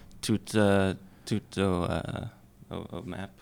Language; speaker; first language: French; non-native, learner; English